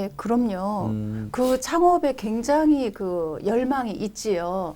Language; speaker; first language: Korean; native; Korean